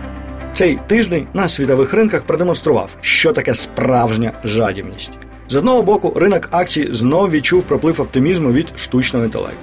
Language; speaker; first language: Ukrainian; native; Ukrainian